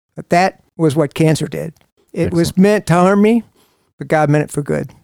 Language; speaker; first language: English; native; English